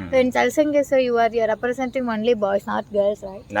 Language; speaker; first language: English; non-native, local second language; Tamil